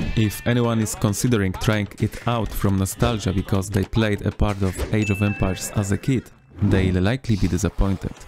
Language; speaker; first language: English; non-native, fluent; Polish